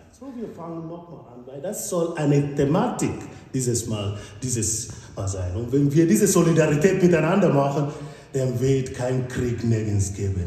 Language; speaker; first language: German; non-native, fluent; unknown